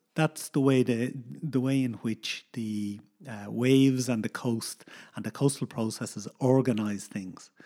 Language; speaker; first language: English; native; English